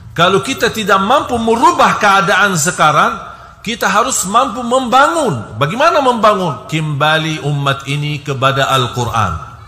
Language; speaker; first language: Indonesian; non-native, fluent; Arabic